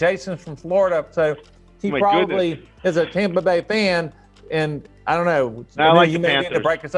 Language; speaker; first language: English; native; English